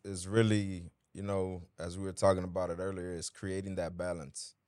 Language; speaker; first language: English; early bilingual, other home language; Spanish